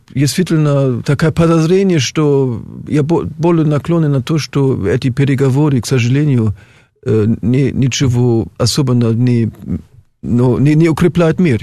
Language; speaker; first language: Russian; non-native, fluent; German